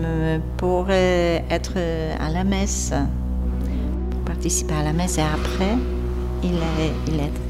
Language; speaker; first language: French; non-native, learner; Polish